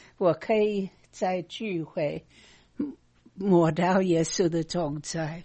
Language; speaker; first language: Chinese; non-native, fluent; English